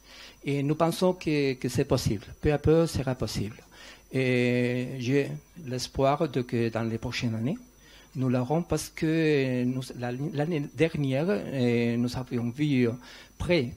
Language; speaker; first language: French; non-native, learner; Spanish